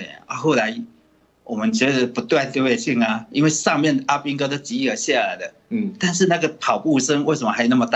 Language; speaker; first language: Chinese; native; Chinese